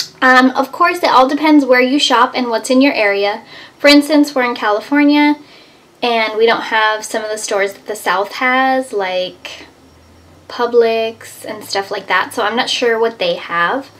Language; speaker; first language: English; native; English